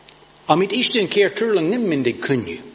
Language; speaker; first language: Hungarian; non-native, learner; English